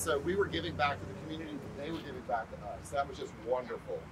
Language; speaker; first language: English; native; English